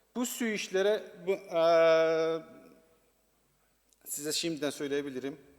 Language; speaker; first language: Turkish; non-native, learner; Persian